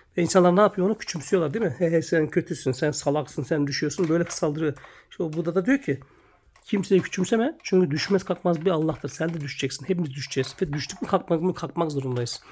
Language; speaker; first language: Turkish; native; Turkish